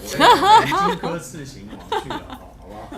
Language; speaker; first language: Chinese; native; Chinese